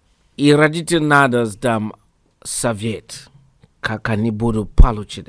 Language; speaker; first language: Russian; non-native, learner; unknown